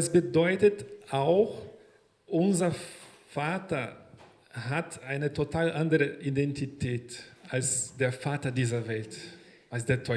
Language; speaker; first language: German; non-native, fluent; Portuguese